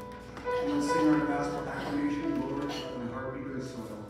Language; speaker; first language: English; native; English